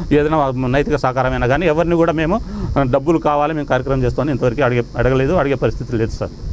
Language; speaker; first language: Telugu; non-native, local second language; Lambadi